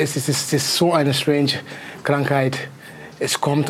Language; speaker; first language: German; non-native, fluent; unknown